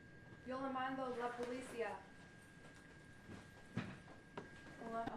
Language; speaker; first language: Spanish; non-native, learner; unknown